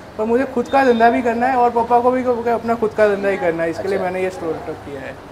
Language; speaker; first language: Hindi; non-native, local second language; Gujarati